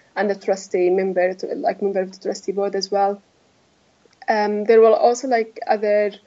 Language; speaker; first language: English; non-native, fluent; Arabic